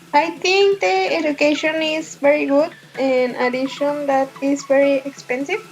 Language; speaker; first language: English; non-native, learner; Spanish